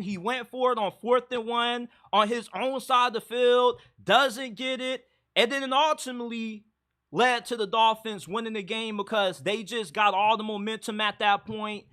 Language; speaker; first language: English; native; English